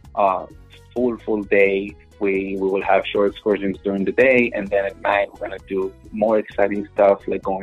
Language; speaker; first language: English; non-native, fluent; Hebrew